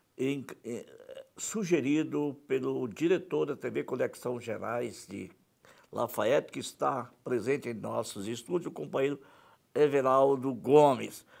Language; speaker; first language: Portuguese; native; Portuguese